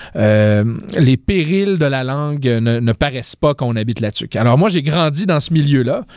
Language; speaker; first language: French; native; French